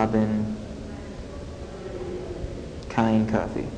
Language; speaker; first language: German; non-native, learner; English